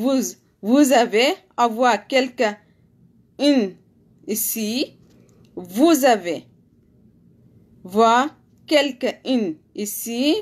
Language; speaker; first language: French; non-native, learner; Arabic